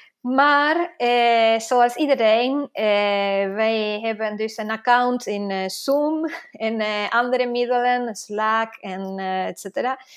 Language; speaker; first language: Dutch; non-native, fluent; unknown